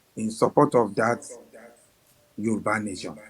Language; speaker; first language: English; non-native, local second language; Yoruba